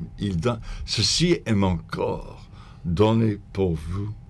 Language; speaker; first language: French; non-native, fluent; English